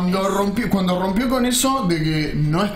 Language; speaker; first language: Spanish; native; Spanish